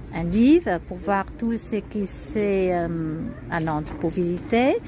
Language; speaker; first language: French; non-native, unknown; Vietnamese